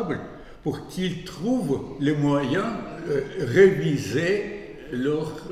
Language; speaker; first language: French; non-native, fluent; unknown